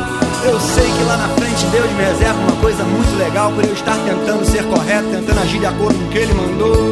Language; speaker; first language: Portuguese; native; Portuguese